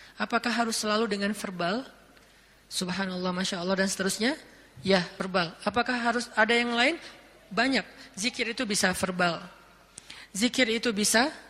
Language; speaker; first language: Indonesian; native; Indonesian